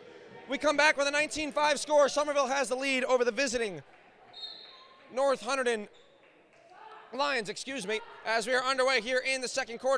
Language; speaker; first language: English; native; English